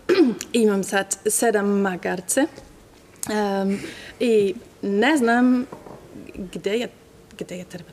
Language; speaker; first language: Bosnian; non-native, learner; German